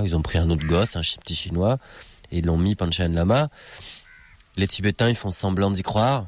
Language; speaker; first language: French; native; French